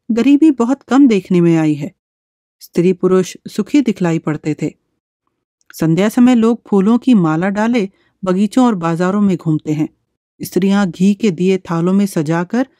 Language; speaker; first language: Hindi; native; Hindi